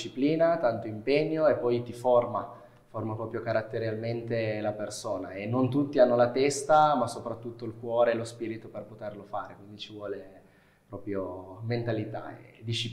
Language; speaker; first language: Italian; native; Italian